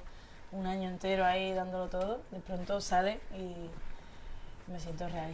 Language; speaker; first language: Spanish; native; Spanish